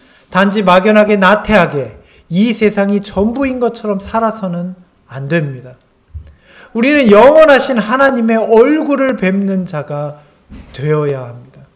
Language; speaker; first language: Korean; native; Korean